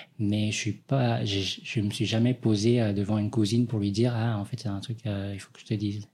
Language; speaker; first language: French; early bilingual, other home language; Vietnamese